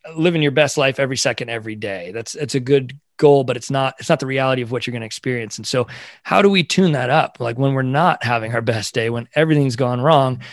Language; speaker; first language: English; native; English